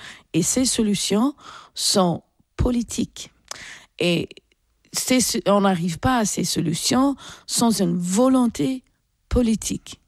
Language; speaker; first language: French; non-native, fluent; English